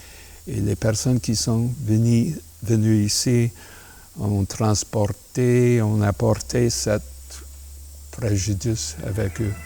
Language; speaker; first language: French; non-native, local second language; English